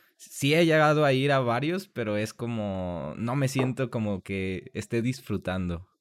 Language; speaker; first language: Spanish; native; Spanish